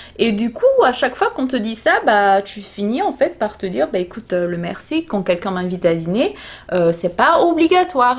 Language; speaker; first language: French; native; French